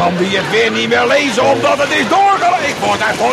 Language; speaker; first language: Dutch; native; Dutch